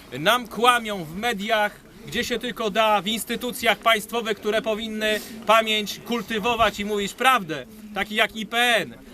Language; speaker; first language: Polish; native; Polish